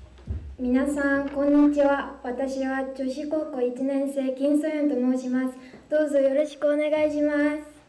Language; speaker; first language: Japanese; non-native, fluent; Korean